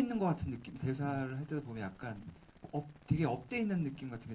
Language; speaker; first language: Korean; native; Korean